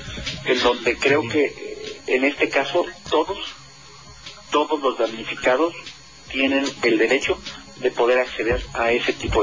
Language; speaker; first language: Spanish; native; Spanish